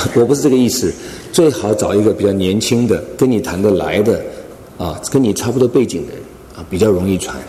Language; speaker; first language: Chinese; non-native, local second language; Cantonese